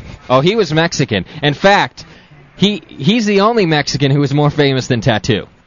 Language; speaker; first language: English; native; English